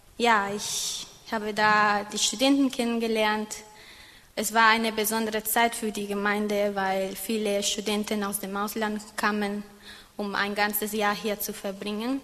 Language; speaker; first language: German; non-native, fluent; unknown